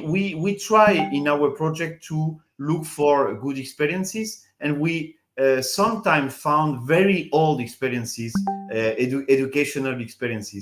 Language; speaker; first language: English; non-native, fluent; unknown